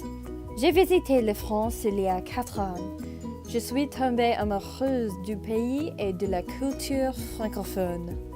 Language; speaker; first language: French; non-native, fluent; English